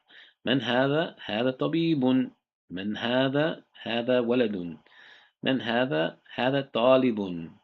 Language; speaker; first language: Arabic; non-native, fluent; English